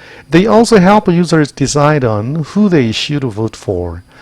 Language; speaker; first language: English; non-native, fluent; Korean